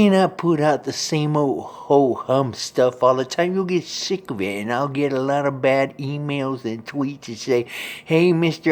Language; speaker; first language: English; native; English